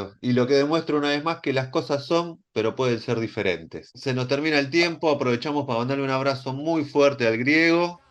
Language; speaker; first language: Spanish; native; Spanish